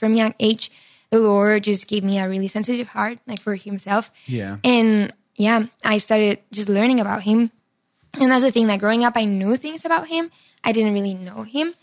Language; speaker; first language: English; non-native, fluent; Spanish